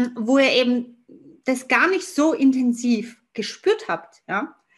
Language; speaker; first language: German; native; German